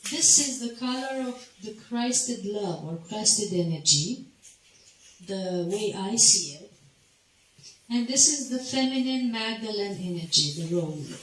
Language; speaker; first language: English; non-native, fluent; Romanian